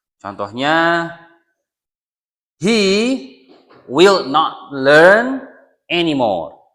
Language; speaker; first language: English; non-native, learner; Indonesian